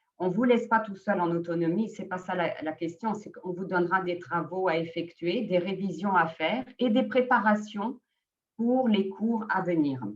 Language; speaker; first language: French; native; French